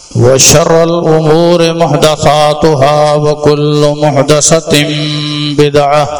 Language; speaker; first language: Urdu; native; Urdu